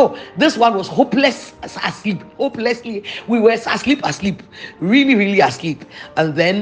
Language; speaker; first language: English; non-native, local second language; Akan